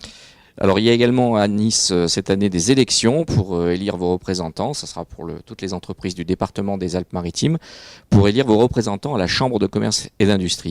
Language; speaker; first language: French; native; French